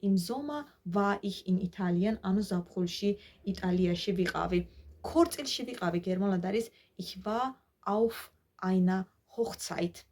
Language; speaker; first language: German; non-native, fluent; Georgian